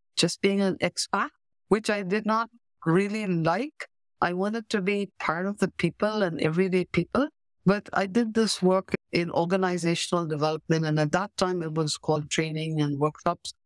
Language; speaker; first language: English; native; English